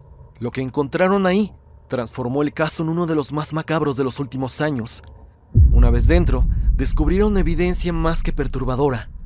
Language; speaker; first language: Spanish; native; Spanish